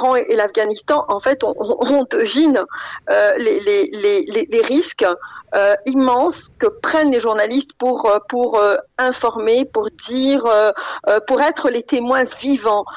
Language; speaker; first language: French; non-native, local second language; Arabic